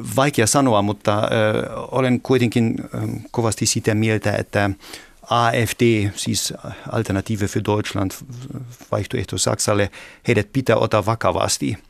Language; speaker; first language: Finnish; non-native, fluent; German